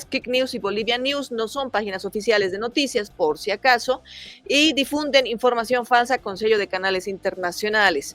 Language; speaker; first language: Spanish; native; Spanish